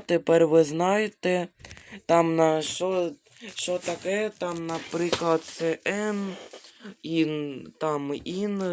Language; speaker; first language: Ukrainian; non-native, local second language; Russian